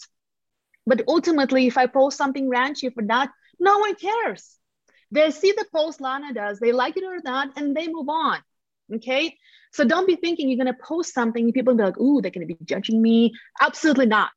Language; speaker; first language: English; non-native, fluent; Latvian